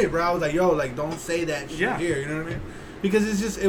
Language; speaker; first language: English; early bilingual, other home language; Spanish